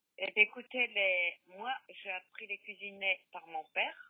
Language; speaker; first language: French; non-native, learner; Polish